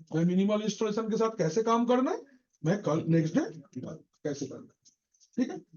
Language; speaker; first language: Hindi; non-native, local second language; Bangla